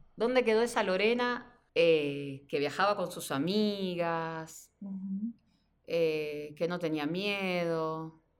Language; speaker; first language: Spanish; native; Spanish